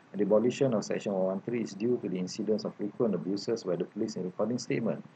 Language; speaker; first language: English; non-native, local second language; Malay